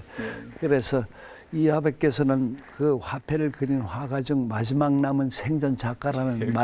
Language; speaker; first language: Korean; native; Korean